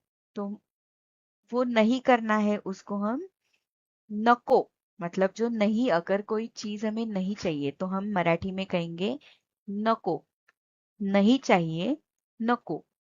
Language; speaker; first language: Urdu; non-native, local second language; Marathi